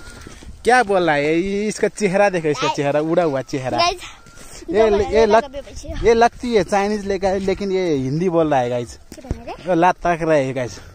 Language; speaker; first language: Hindi; non-native, learner; Nepali